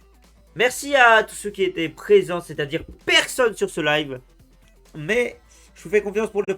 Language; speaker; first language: French; native; French